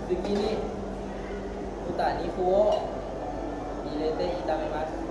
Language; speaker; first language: Japanese; non-native, learner; Thai